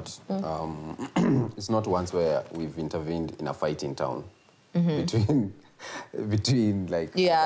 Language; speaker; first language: English; non-native, local second language; Swahili